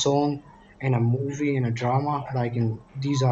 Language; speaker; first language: English; non-native, learner; Pashto